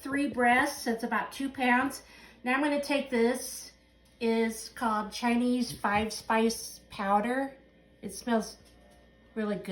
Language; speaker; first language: English; native; English